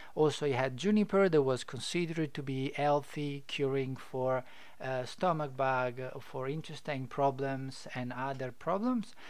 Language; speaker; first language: English; non-native, fluent; Italian